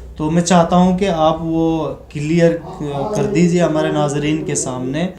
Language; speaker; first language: Urdu; native; Urdu